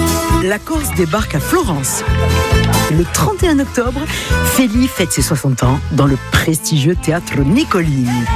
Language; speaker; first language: French; native; French